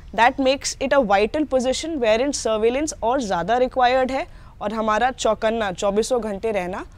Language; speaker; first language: Hindi; native; Hindi